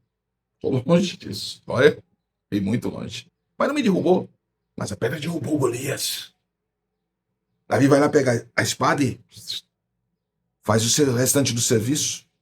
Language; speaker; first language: Portuguese; native; Portuguese